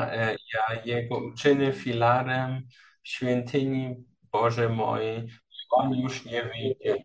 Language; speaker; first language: Polish; non-native, learner; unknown